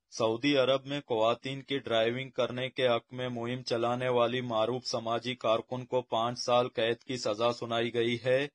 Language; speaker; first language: Urdu; non-native, local second language; Baluchi